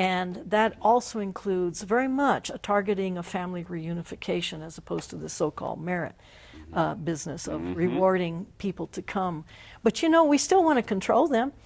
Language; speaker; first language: English; native; English